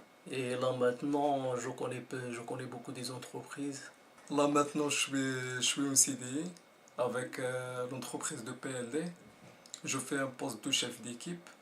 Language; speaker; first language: French; non-native, learner; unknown